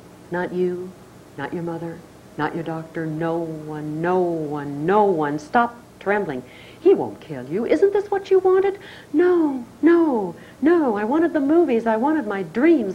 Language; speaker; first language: English; native; English